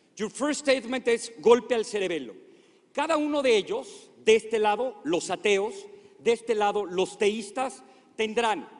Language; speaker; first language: Spanish; native; Spanish